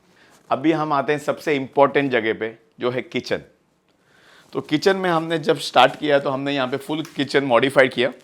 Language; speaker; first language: Hindi; non-native, local second language; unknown